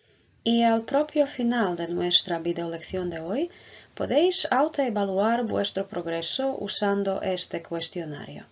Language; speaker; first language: Spanish; non-native, fluent; Croatian